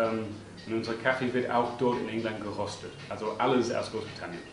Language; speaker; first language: German; non-native, fluent; English